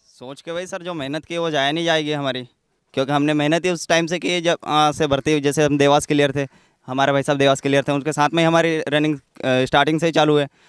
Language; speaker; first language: Hindi; native; Hindi